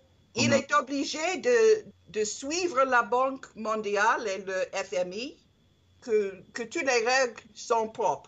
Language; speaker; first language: French; non-native, learner; English